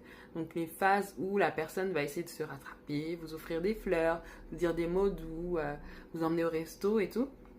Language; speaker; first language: French; native; French